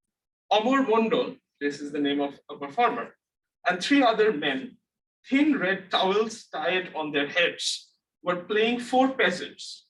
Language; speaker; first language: English; non-native, local second language; Bangla